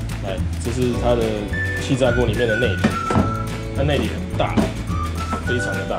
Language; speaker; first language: Chinese; native; Chinese